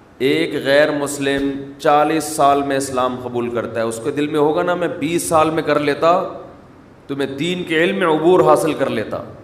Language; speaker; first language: Urdu; native; Urdu